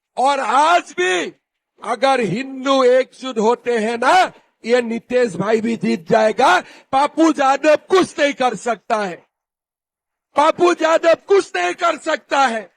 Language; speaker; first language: Hindi; non-native, local second language; Assamese